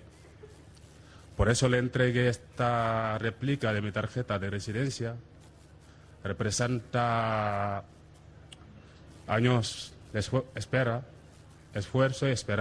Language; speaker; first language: Spanish; non-native, fluent; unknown